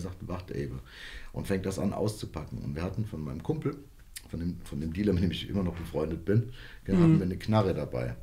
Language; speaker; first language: German; early bilingual, other home language; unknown